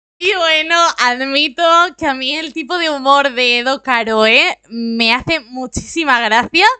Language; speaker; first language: Spanish; native; Spanish